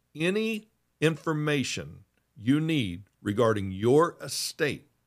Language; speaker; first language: English; native; English